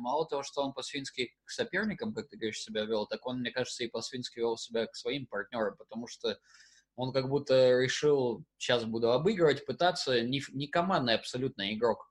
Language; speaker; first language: Russian; native; Russian